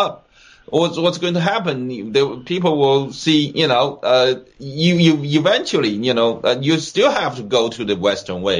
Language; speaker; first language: English; non-native, fluent; Chinese